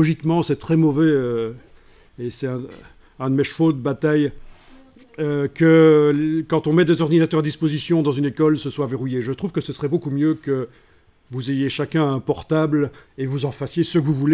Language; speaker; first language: French; native; French